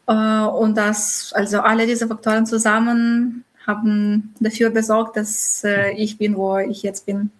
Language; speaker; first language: German; non-native, fluent; Russian